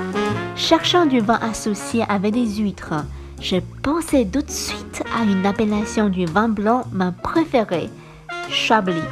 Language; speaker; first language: French; non-native, fluent; Chinese